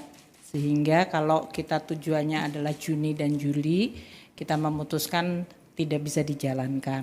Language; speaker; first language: Indonesian; native; Indonesian